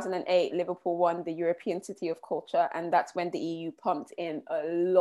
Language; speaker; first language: English; native; English